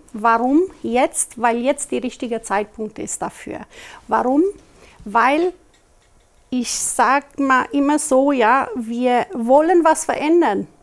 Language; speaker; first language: German; non-native, local second language; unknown